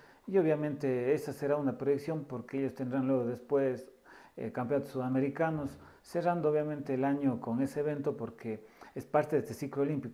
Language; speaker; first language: Spanish; native; Spanish